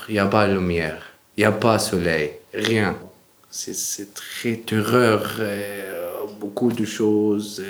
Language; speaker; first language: French; non-native, learner; Arabic